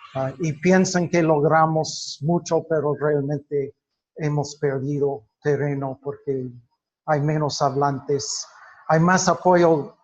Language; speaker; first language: Spanish; non-native, fluent; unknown